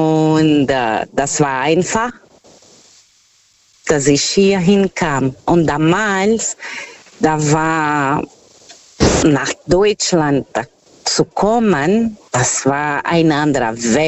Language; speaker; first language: German; non-native, learner; Portuguese